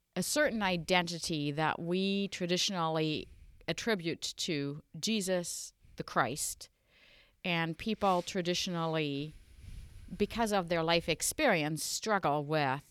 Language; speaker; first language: English; non-native, fluent; German